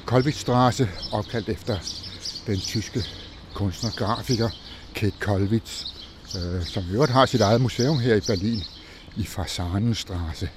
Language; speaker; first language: Danish; native; Danish